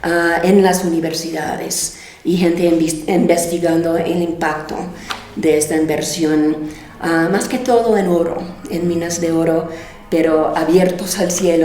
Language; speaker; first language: Spanish; non-native, fluent; English